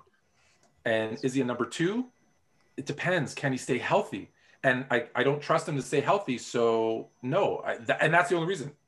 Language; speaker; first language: English; native; English